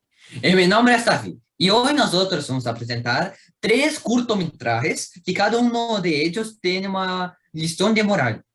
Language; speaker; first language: Spanish; non-native, learner; Portuguese